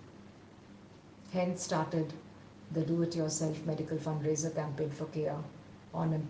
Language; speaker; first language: English; non-native, local second language; Telugu